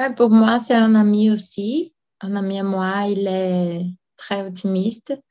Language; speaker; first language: French; non-native, learner; Portuguese